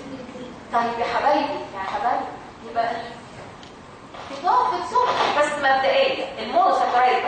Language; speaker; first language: Arabic; native; Arabic